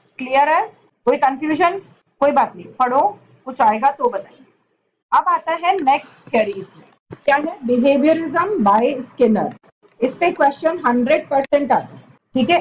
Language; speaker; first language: Hindi; native; Hindi